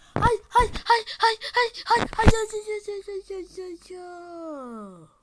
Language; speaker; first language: French; native; French